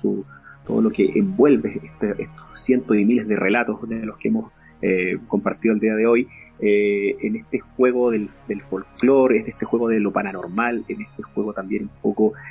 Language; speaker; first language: Spanish; native; Spanish